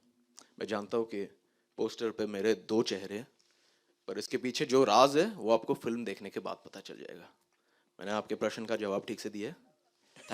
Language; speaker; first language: Hindi; native; Hindi